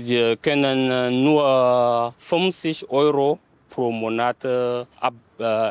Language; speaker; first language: German; non-native, learner; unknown